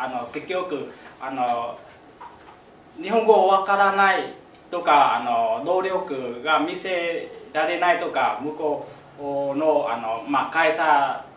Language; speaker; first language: Japanese; non-native, fluent; Vietnamese